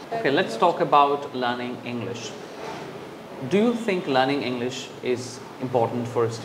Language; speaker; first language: English; non-native, fluent; Bangla